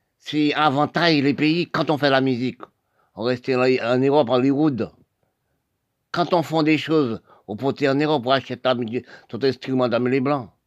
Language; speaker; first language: French; non-native, local second language; Haitian Creole